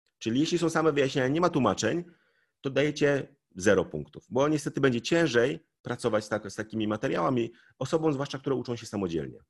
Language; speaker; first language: Polish; native; Polish